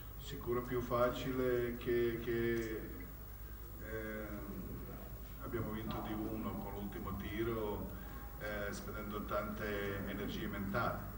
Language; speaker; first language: Italian; non-native, fluent; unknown